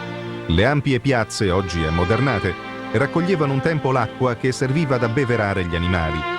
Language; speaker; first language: Italian; native; Italian